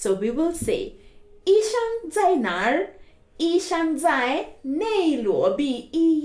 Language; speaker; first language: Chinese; non-native, fluent; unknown